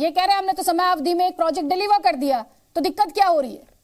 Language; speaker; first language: Hindi; native; Hindi